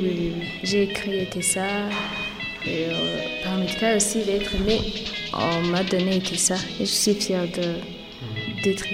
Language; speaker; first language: French; non-native, local second language; Rundi